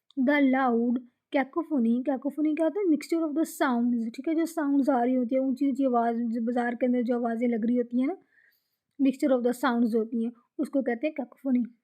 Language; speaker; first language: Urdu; native; Urdu